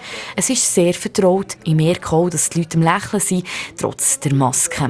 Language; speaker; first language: German; native; German